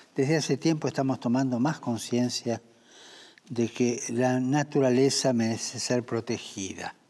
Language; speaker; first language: Spanish; native; Spanish